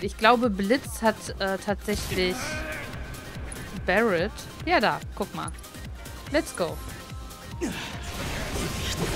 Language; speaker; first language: German; native; German